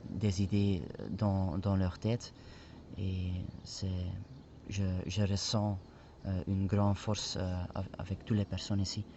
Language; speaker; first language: French; non-native, fluent; Spanish